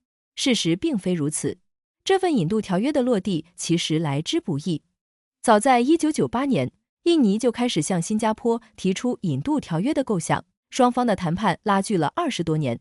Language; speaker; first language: Chinese; native; Chinese